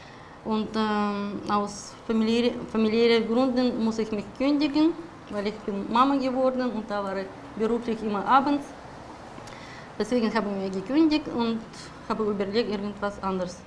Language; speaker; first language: German; non-native, fluent; Russian